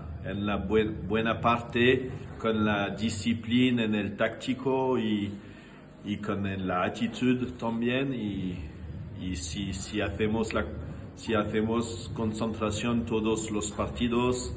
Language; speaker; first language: Spanish; non-native, learner; French